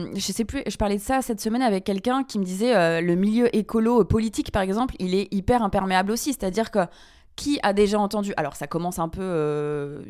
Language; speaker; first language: French; native; French